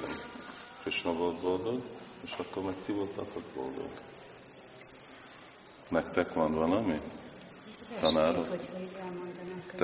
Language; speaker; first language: Hungarian; non-native, fluent; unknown